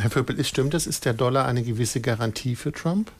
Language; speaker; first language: German; native; German